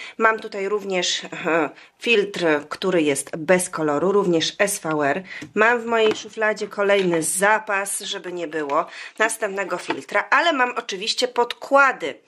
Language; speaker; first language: Polish; native; Polish